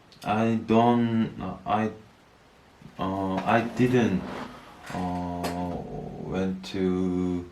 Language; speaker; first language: English; non-native, learner; Korean